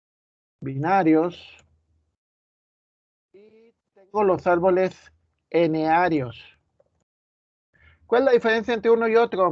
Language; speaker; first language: Spanish; native; Spanish